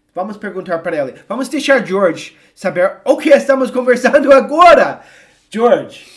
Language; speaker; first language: Portuguese; non-native, fluent; English